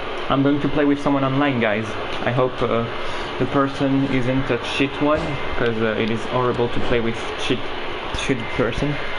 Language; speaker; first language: English; non-native, fluent; French